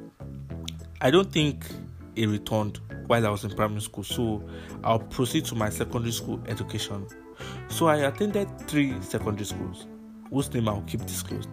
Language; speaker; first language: English; non-native, local second language; Yoruba